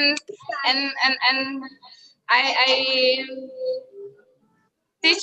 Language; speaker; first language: English; non-native, learner; Indonesian